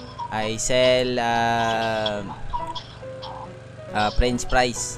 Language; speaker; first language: English; non-native, local second language; Filipino